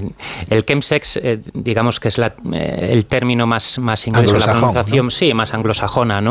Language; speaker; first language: Spanish; native; Spanish